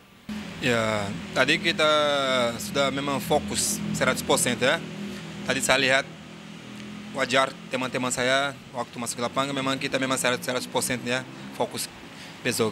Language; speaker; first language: Indonesian; non-native, fluent; Portuguese